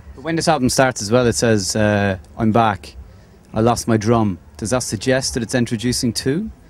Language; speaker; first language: English; native; English